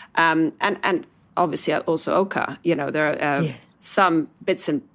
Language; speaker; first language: English; non-native, fluent; Italian